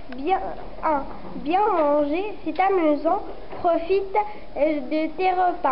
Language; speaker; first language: French; non-native, learner; Arabic